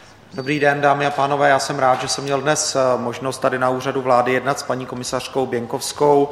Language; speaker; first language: Czech; native; Czech